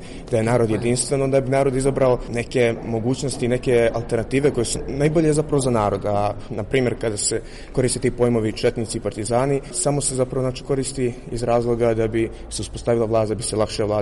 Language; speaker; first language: Croatian; native; Croatian